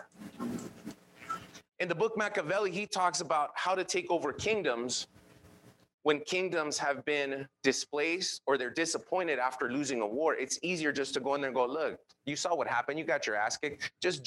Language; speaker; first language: English; early bilingual, other home language; Spanish